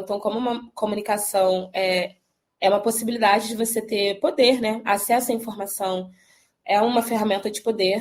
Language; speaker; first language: Portuguese; native; Portuguese